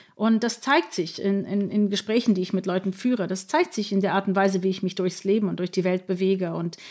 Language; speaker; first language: German; non-native, fluent; English